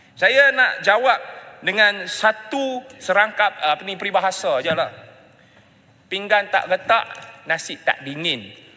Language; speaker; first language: Malay; non-native, local second language; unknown